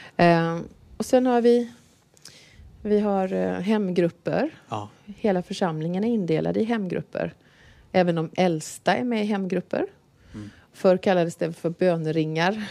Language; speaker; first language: Swedish; native; Swedish